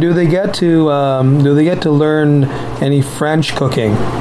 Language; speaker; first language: English; native; English